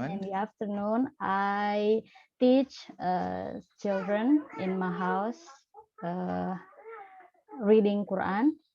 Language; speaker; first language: English; non-native, learner; Indonesian